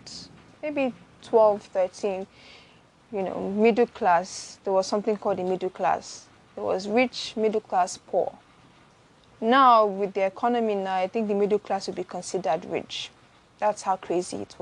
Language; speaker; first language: English; non-native, local second language; Igbo